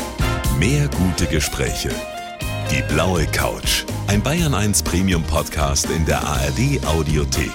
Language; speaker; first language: German; native; German